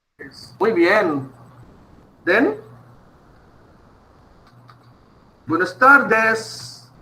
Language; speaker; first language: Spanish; non-native, fluent; Bangla